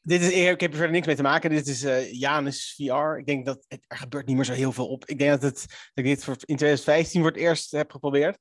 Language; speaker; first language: Dutch; native; Dutch